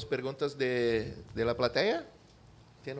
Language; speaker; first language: Spanish; non-native, fluent; Portuguese